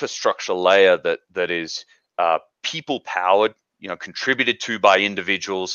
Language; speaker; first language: English; native; English